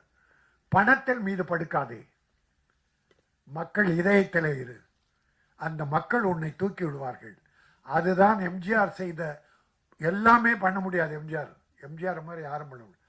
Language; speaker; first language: Tamil; native; Tamil